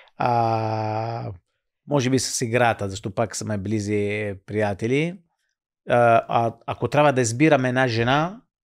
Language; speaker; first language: Bulgarian; non-native, fluent; Italian